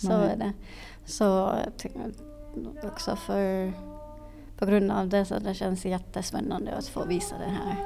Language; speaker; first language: Swedish; non-native, fluent; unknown